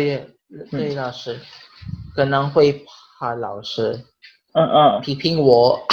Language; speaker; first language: Chinese; non-native, learner; Filipino